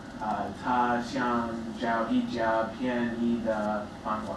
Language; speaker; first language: Chinese; non-native, learner; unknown